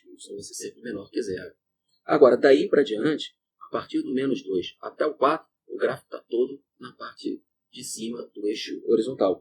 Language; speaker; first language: Portuguese; native; Portuguese